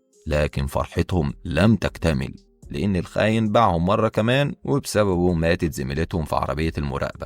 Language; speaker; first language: Arabic; native; Arabic